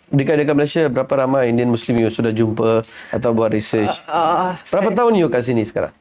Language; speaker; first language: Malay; non-native, local second language; Tamil